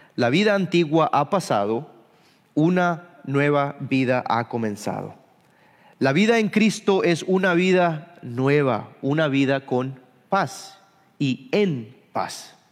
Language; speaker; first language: Spanish; early bilingual, heritage; Spanish